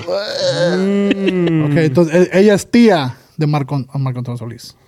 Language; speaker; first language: Spanish; early bilingual, heritage; Spanish